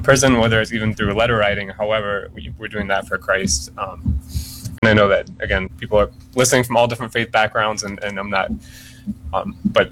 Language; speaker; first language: English; native; English